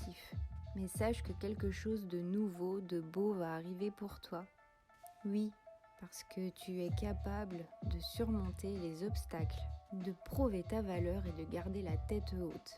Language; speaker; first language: French; native; French